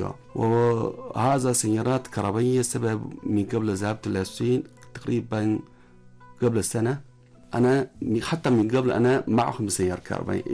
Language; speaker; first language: Arabic; non-native, learner; Chinese